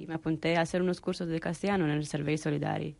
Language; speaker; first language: Spanish; non-native, fluent; Romanian